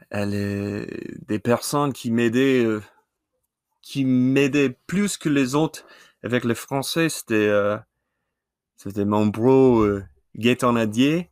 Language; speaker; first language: French; non-native, learner; English